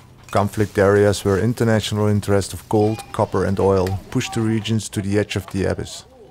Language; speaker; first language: English; non-native, fluent; Dutch